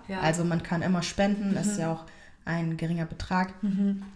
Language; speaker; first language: German; native; German